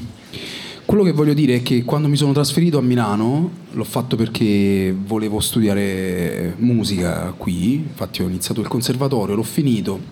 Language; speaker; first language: Italian; native; Italian